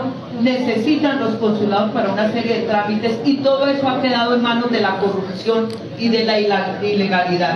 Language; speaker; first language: Spanish; native; Spanish